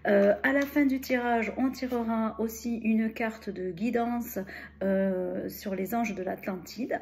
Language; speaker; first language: French; native; French